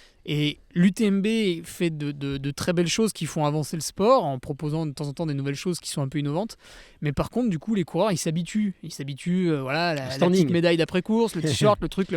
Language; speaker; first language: French; native; French